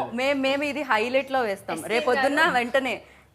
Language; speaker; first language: Telugu; native; Telugu